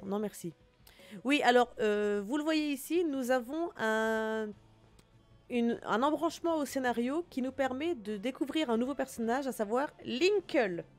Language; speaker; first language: French; native; French